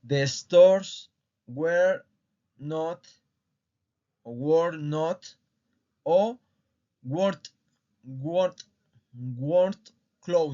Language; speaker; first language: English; non-native, fluent; Spanish